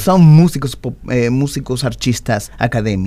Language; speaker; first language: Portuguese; non-native, learner; Spanish